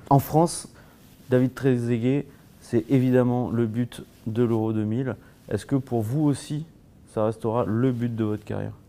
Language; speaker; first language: French; native; French